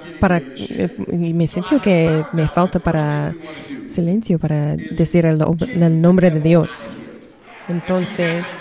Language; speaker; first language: Spanish; non-native, learner; English